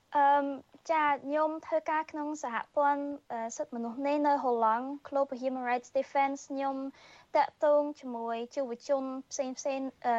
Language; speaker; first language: Khmer; early bilingual, heritage; Khmer